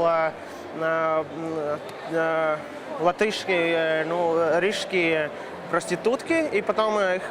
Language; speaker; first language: Russian; non-native, local second language; Latvian